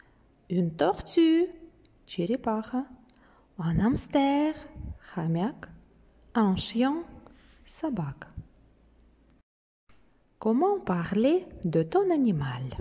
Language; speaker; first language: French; non-native, fluent; Russian